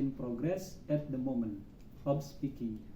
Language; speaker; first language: English; non-native, learner; Sundanese